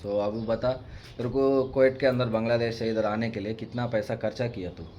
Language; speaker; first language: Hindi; non-native, local second language; Telugu